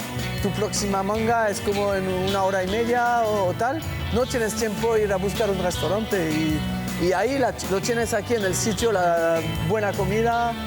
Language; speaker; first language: Spanish; non-native, fluent; French